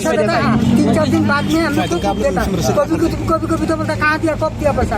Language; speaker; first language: Hindi; non-native, local second language; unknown